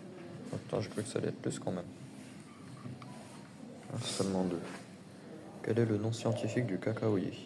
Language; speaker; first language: French; native; French